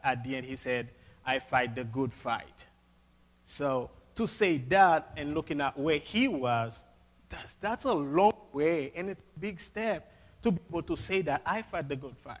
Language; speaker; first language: English; non-native, fluent; Haitian Creole